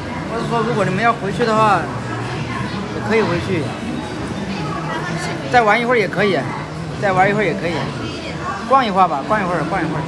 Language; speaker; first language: Chinese; native; Chinese